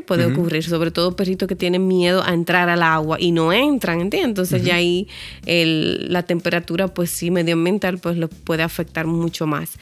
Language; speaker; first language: Spanish; native; Spanish